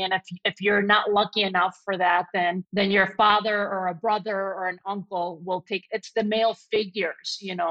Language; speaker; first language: English; non-native, fluent; Spanish